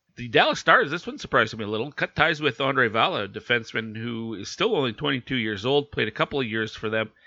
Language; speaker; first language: English; native; English